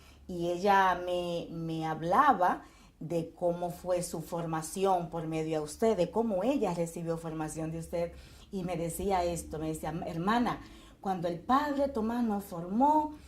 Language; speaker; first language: Spanish; native; Spanish